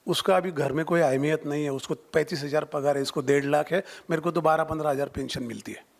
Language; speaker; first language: Hindi; non-native, local second language; Marathi